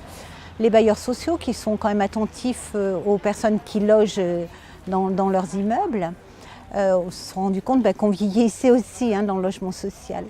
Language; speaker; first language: French; native; French